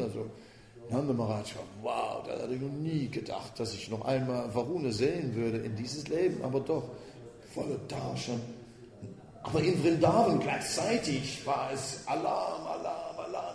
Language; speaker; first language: German; non-native, fluent; Dutch